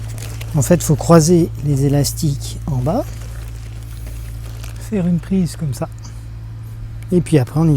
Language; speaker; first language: French; native; French